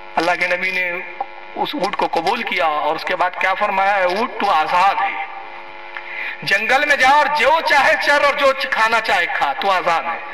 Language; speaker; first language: Urdu; native; Urdu